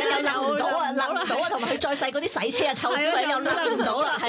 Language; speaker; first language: Cantonese; native; Cantonese